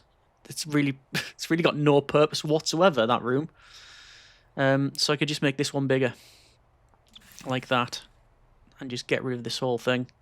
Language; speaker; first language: English; native; English